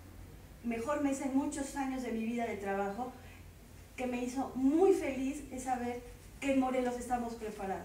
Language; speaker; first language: Spanish; native; Spanish